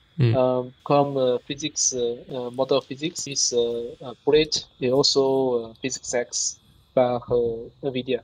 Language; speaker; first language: French; non-native, learner; Chinese